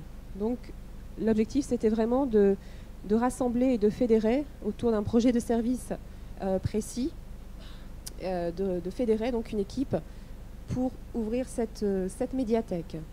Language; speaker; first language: French; native; French